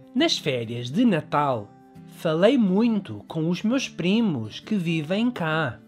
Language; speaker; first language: Portuguese; early bilingual, other home language; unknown